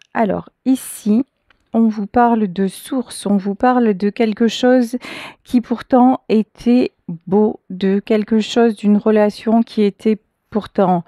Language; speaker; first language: French; native; French